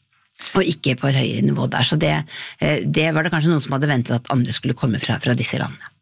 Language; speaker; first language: Norwegian; native; Norwegian